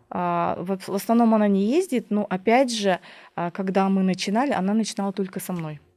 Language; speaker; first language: Russian; native; Russian